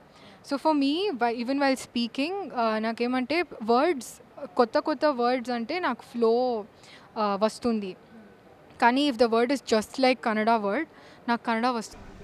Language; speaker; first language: Telugu; non-native, learner; Kannada